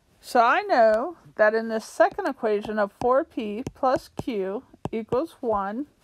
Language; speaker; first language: English; native; English